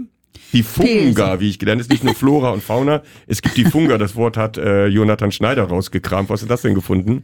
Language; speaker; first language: German; native; German